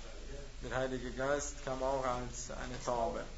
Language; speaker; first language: German; non-native, learner; Hungarian